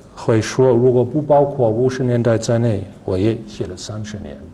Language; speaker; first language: Chinese; non-native, fluent; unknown